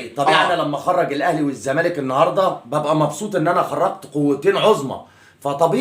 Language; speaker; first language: Arabic; native; Arabic